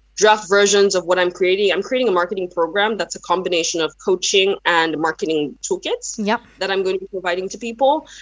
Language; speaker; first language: English; non-native, local second language; Yoruba